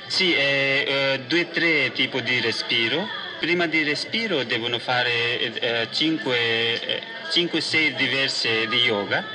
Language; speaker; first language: Italian; non-native, learner; Nepali